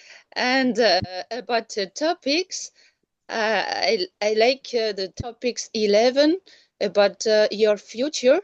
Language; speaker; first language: English; non-native, learner; Malagasy